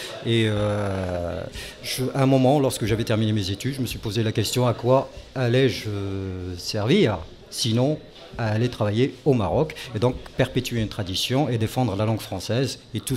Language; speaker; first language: French; non-native, local second language; Arabic